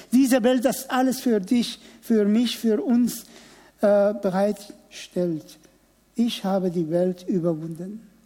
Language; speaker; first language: German; non-native, fluent; Persian